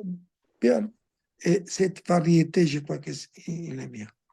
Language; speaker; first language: French; non-native, fluent; Spanish